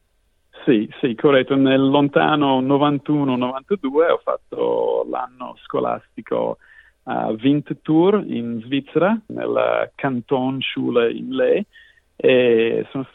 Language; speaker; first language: Italian; non-native, fluent; English